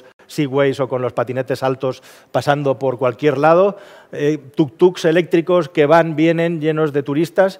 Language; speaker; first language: Spanish; native; Spanish